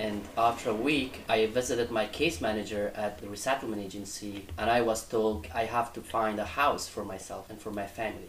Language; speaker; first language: English; non-native, fluent; Persian